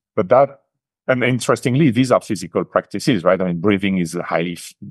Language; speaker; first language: English; non-native, fluent; French